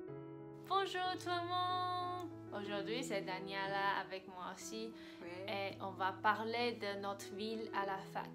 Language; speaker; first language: French; non-native, fluent; Chinese